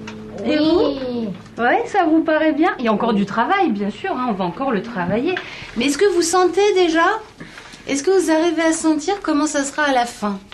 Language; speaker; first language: French; native; French